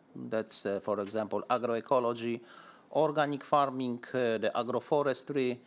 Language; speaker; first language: English; non-native, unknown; Polish